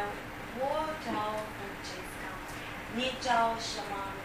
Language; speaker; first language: Chinese; non-native, learner; Italian